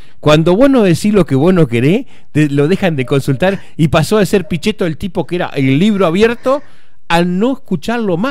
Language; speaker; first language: Spanish; native; Spanish